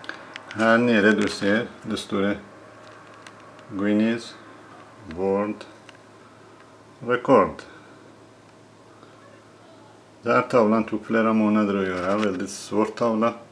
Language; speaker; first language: Swedish; non-native, learner; Persian